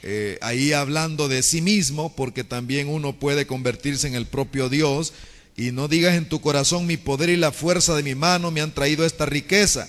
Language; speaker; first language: Spanish; native; Spanish